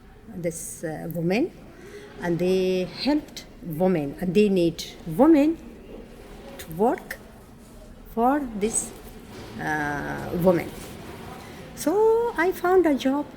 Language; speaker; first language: English; non-native, learner; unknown